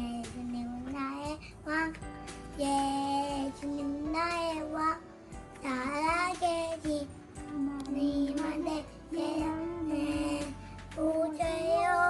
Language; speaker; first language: Korean; early bilingual, heritage; Korean